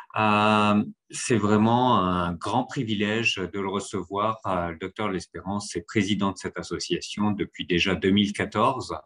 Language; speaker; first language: French; native; French